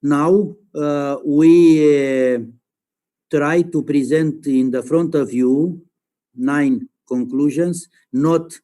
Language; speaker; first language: English; non-native, learner; Romanian